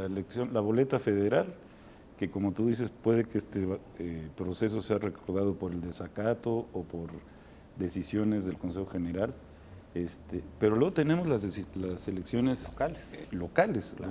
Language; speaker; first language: Spanish; native; Spanish